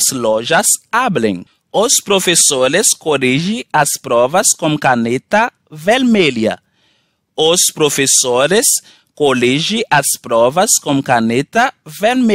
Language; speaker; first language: Portuguese; non-native, fluent; Haitian Creole